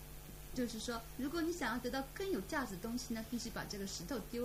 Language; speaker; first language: Chinese; native; Chinese